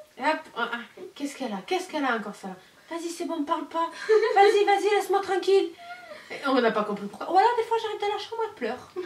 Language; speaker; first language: French; native; French